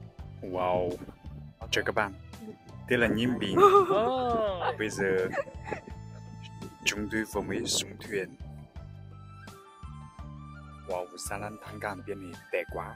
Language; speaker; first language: Vietnamese; non-native, fluent; Chinese